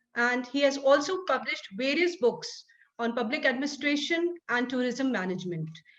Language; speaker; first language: English; non-native, local second language; Hindi